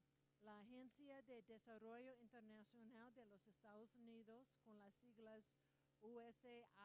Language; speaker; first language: Spanish; non-native, learner; English